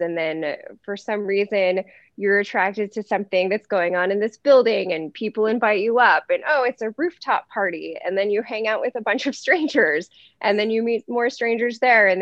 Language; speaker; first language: English; native; English